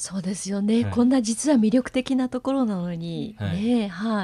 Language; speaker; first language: Japanese; native; Japanese